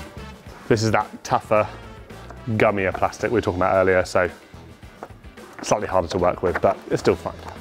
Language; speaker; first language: English; native; English